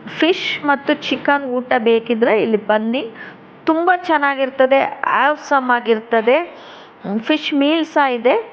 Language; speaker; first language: Kannada; non-native, local second language; Tulu